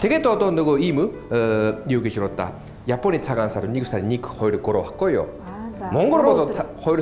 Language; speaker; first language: Mongolian; non-native, fluent; Japanese